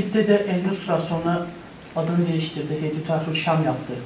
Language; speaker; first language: Turkish; native; Turkish